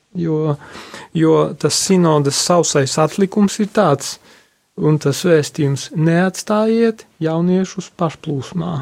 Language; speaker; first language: Latvian; non-native, local second language; Polish